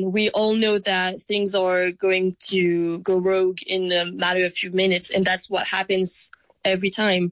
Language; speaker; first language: English; non-native, fluent; French